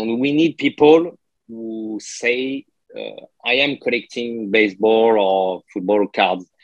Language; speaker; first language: English; non-native, learner; French